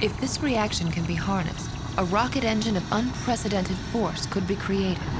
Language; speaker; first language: English; native; English